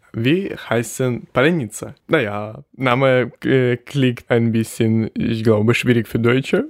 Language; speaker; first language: German; non-native, learner; Ukrainian